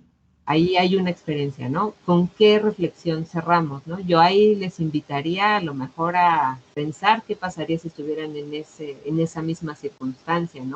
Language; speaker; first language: Spanish; native; Spanish